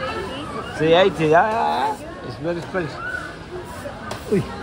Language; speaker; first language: English; non-native, learner; Spanish